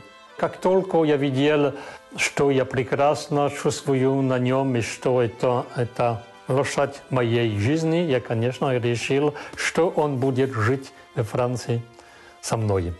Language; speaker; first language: Russian; non-native, fluent; French